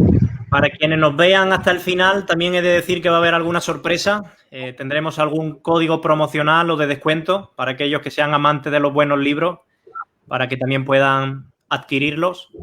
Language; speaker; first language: Spanish; native; Spanish